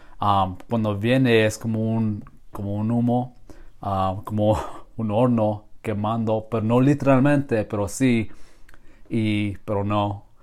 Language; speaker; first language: Spanish; non-native, learner; English